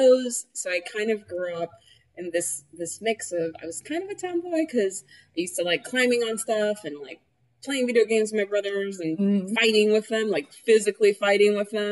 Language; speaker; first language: English; early bilingual, other home language; Spanish